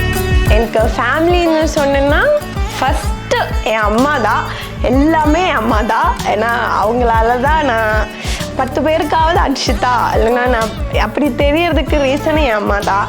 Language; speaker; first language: Tamil; non-native, local second language; Malayalam